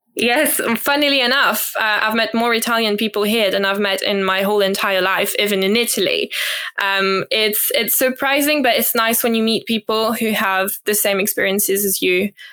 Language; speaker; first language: English; non-native, fluent; French